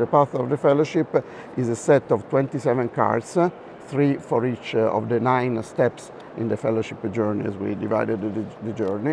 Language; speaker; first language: English; non-native, fluent; Italian